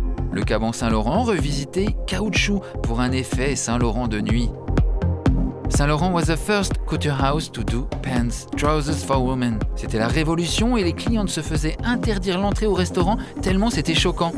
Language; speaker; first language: French; native; French